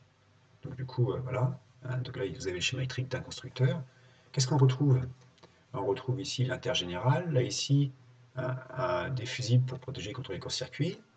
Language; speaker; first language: French; native; French